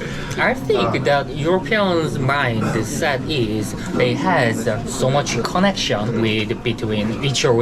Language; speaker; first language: English; non-native, learner; Korean